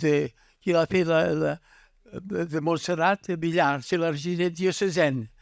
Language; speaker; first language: French; non-native, learner; Catalan